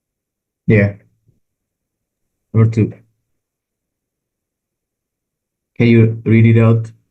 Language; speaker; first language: English; non-native, learner; Indonesian